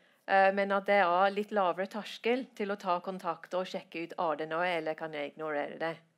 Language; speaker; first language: Norwegian; non-native, fluent; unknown